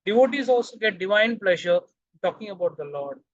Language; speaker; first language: English; non-native, local second language; Hindi